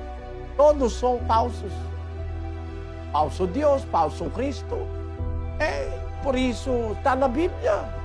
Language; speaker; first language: Portuguese; non-native, local second language; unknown